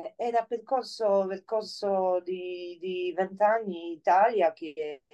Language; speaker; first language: Italian; non-native, fluent; Polish